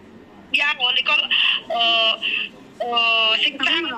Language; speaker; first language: Chinese; non-native, learner; Indonesian